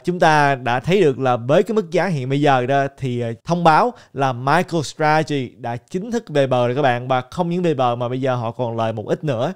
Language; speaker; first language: Vietnamese; native; Vietnamese